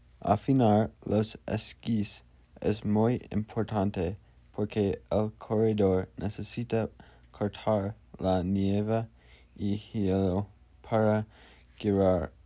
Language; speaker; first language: Spanish; non-native, learner; English